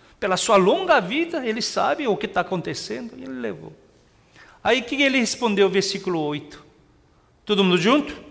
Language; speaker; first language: Portuguese; non-native, fluent; Korean